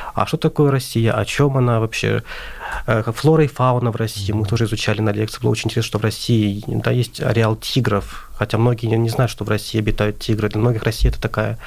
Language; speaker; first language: Russian; non-native, local second language; Azerbaijani